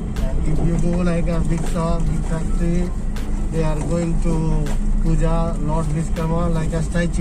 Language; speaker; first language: English; non-native, learner; Hindi